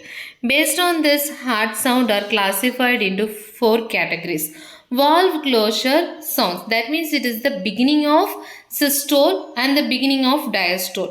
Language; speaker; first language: English; non-native, local second language; Tamil